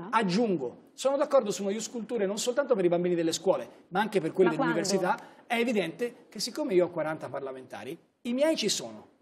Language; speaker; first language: Italian; native; Italian